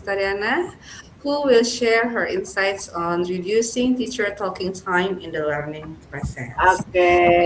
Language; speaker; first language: English; non-native, fluent; Indonesian